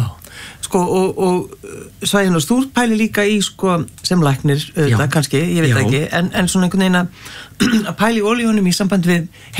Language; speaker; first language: Icelandic; native; Icelandic